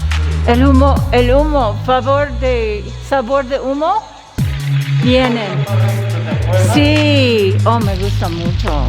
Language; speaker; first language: Spanish; non-native, learner; English